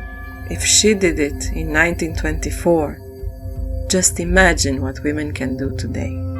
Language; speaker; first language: English; non-native, fluent; French